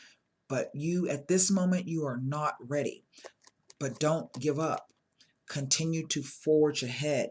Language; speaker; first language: English; native; English